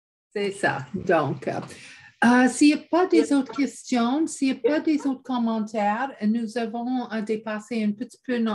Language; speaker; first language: French; non-native, fluent; English